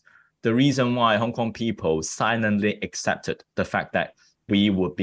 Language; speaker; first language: English; non-native, local second language; Cantonese